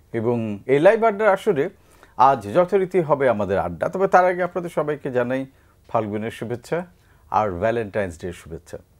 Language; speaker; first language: Bangla; native; Bangla